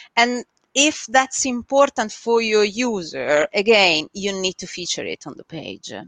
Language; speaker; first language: English; non-native, fluent; Italian